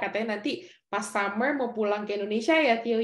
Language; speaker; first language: Indonesian; native; Indonesian